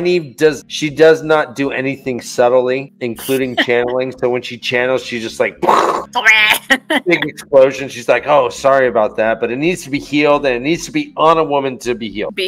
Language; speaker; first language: English; native; English